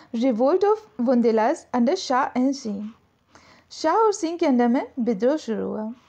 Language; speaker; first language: Hindi; native; Hindi